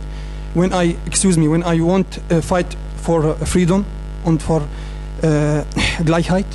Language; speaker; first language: English; non-native, learner; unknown